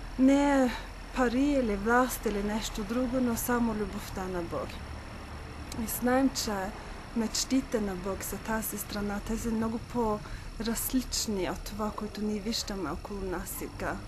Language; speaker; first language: Bulgarian; non-native, fluent; Norwegian